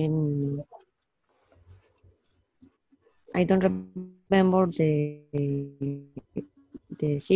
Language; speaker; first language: English; non-native, learner; Spanish